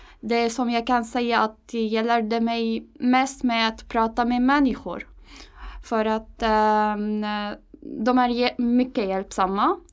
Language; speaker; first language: Swedish; non-native, fluent; Arabic